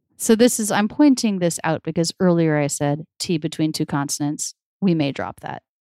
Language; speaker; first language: English; native; English